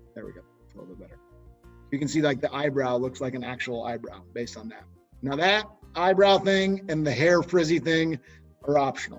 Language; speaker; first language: English; native; English